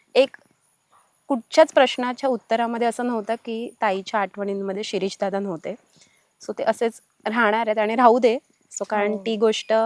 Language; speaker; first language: Marathi; native; Marathi